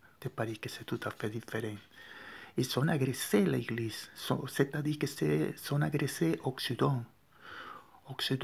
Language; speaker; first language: French; non-native, learner; Spanish